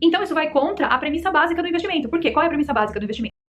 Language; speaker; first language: Portuguese; native; Portuguese